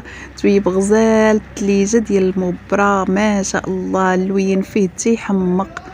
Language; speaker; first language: Arabic; native; Arabic